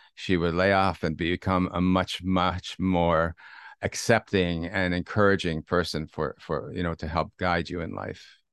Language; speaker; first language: English; native; English